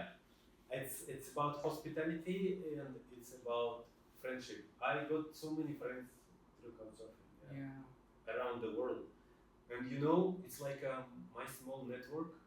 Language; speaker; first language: English; non-native, fluent; Russian